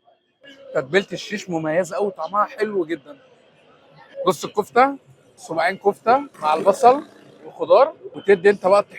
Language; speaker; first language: Arabic; native; Arabic